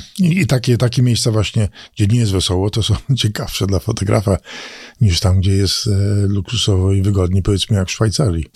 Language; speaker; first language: Polish; early bilingual, other home language; English